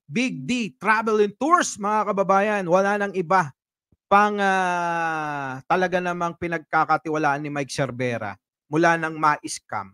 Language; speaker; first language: Filipino; native; Filipino